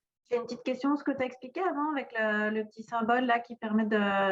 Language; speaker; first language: French; native; French